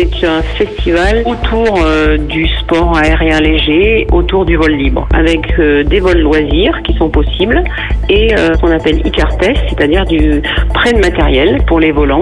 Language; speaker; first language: French; native; French